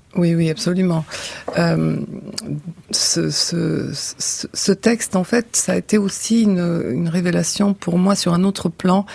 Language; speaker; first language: French; non-native, fluent; Bulgarian